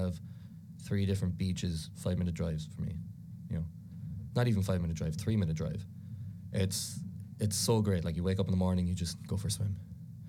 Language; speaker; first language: English; non-native, local second language; Irish